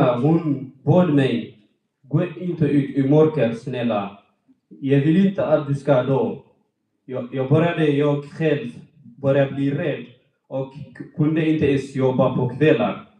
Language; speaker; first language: Swedish; non-native, fluent; Tigrinya